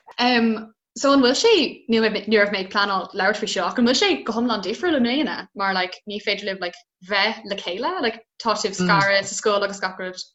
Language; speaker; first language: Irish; non-native, local second language; English